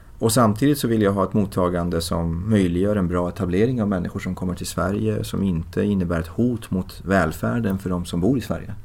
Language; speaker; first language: Swedish; early bilingual, other home language; Persian